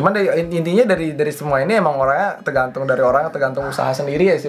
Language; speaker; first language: Indonesian; native; Indonesian